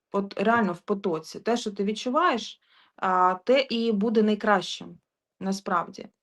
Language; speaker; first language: Ukrainian; non-native, local second language; Russian